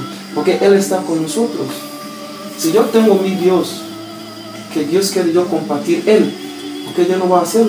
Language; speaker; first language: Spanish; non-native, learner; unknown